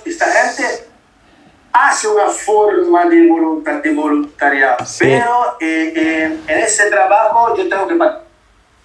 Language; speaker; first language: Spanish; non-native, learner; Italian